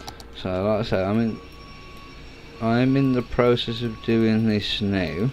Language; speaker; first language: English; native; English